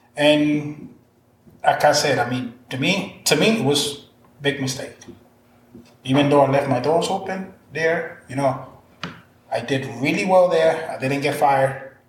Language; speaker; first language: English; non-native, fluent; Spanish